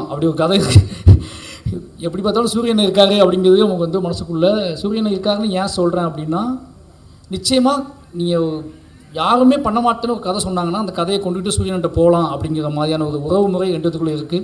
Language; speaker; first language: Tamil; native; Tamil